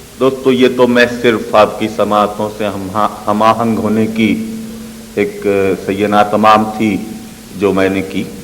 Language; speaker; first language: Urdu; native; Urdu